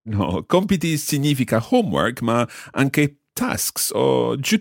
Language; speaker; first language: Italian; non-native, fluent; English